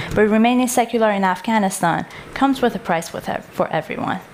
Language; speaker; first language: English; non-native, fluent; Persian